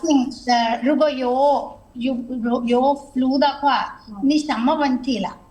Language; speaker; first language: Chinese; non-native, fluent; Telugu